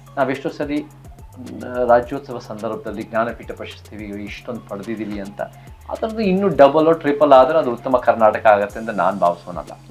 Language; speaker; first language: Kannada; early bilingual, other home language; English